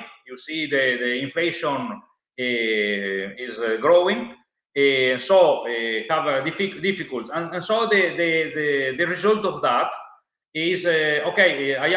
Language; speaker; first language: English; non-native, learner; Italian